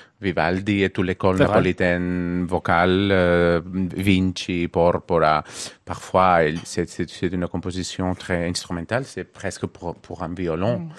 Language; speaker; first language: French; non-native, learner; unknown